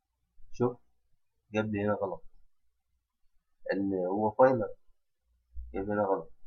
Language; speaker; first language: Arabic; native; Arabic